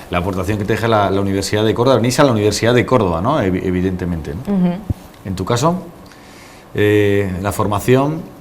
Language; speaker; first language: Spanish; native; Spanish